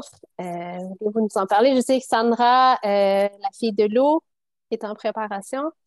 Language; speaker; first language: French; native; French